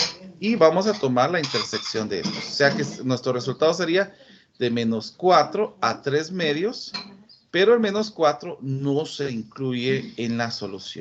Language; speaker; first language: Spanish; native; Spanish